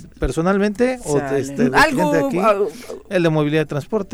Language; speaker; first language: Spanish; native; Spanish